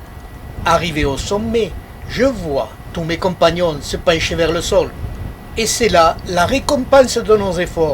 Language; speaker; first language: French; native; French